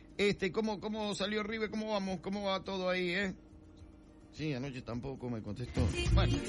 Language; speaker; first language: Spanish; native; Spanish